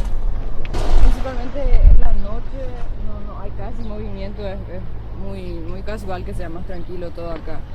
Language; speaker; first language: Spanish; non-native, local second language; Low German